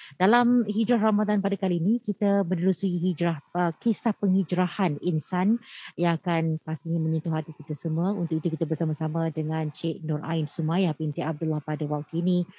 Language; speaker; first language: Malay; native; Malay